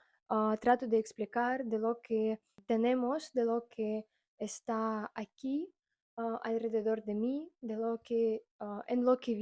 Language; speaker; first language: Spanish; non-native, fluent; Russian